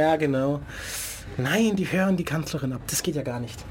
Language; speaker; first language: German; native; German